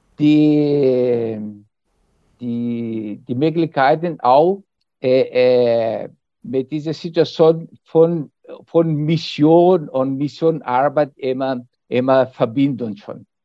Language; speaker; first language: German; non-native, learner; Portuguese